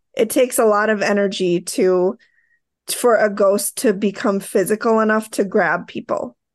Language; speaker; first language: English; native; English